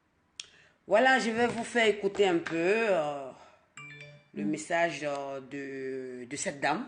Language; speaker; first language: French; non-native, local second language; Dyula